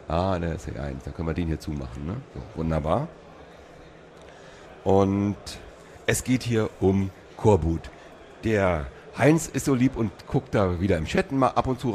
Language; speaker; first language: German; native; German